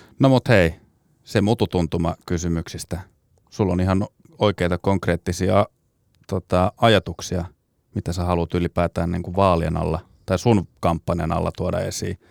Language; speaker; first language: Finnish; native; Finnish